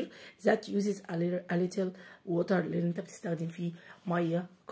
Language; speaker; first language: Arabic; native; Arabic